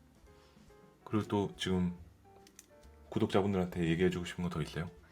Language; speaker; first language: Korean; native; Korean